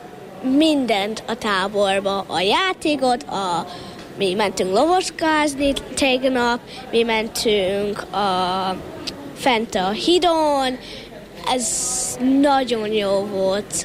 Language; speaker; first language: Hungarian; early bilingual, heritage; English